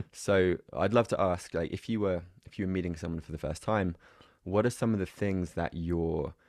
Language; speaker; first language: English; native; English